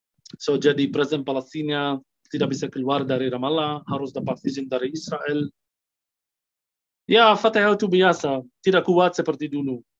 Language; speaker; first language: Indonesian; non-native, fluent; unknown